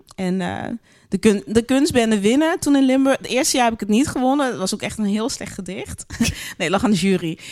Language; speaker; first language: Dutch; native; Dutch